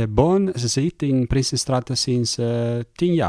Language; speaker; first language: Dutch; non-native, learner; Italian